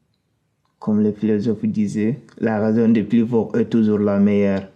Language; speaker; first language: French; non-native, fluent; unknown